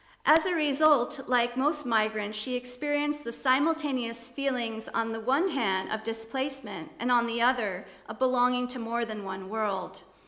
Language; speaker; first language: English; native; English